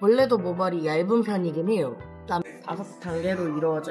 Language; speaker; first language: Korean; native; Korean